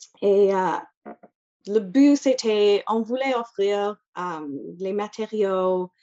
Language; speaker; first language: French; non-native, local second language; English